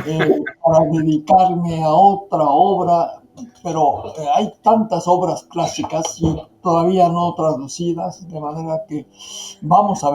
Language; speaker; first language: Spanish; non-native, fluent; Japanese